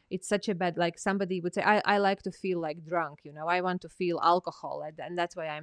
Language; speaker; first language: English; non-native, fluent; Latvian